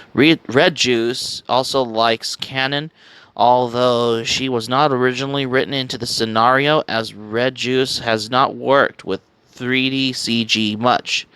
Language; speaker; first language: English; native; English